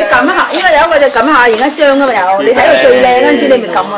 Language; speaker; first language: Cantonese; native; Cantonese